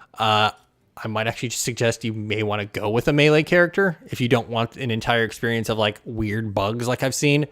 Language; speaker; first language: English; native; English